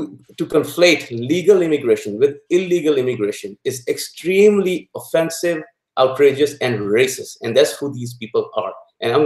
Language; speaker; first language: English; non-native, local second language; Punjabi